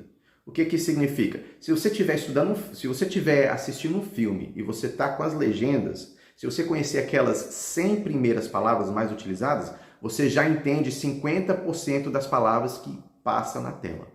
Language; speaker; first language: Portuguese; early bilingual, heritage; Portuguese